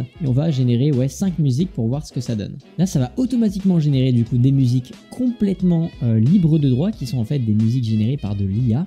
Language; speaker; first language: French; native; French